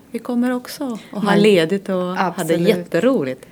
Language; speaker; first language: Swedish; non-native, fluent; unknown